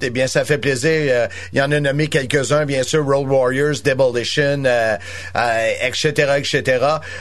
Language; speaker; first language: French; native; French